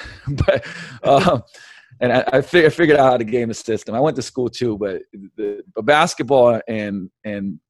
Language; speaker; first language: English; early bilingual, other home language; Slovenian